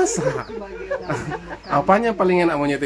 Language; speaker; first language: Indonesian; native; Indonesian